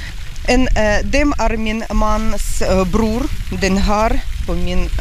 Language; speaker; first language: Swedish; non-native, learner; Ukrainian